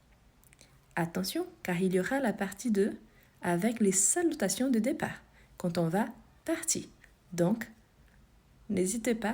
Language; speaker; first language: French; non-native, fluent; Portuguese